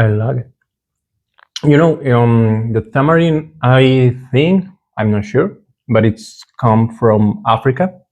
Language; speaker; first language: English; non-native, learner; Spanish